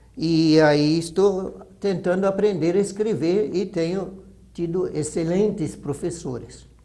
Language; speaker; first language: Portuguese; early bilingual, other home language; German